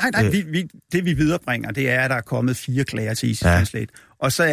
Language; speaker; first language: Danish; native; Danish